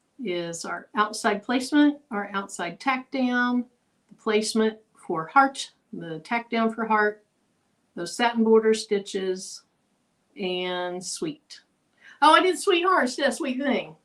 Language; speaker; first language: English; native; English